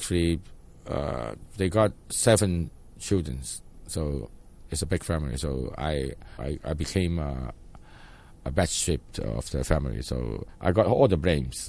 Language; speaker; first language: English; non-native, local second language; Cantonese